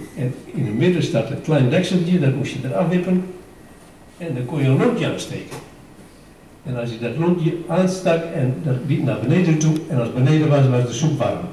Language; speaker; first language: Dutch; native; Dutch